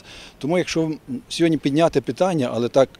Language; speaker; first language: Ukrainian; native; Ukrainian